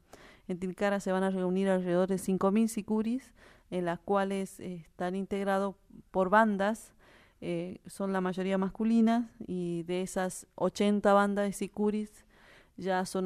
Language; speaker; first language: Spanish; native; Spanish